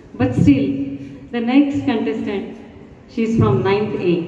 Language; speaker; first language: English; non-native, local second language; Marathi